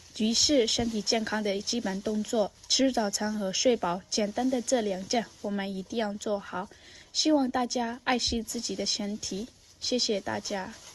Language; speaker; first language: Chinese; non-native, learner; Vietnamese